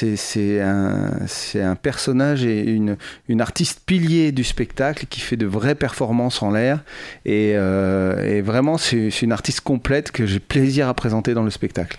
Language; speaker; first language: French; native; French